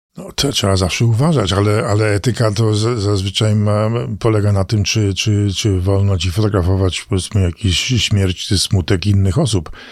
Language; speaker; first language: Polish; early bilingual, other home language; English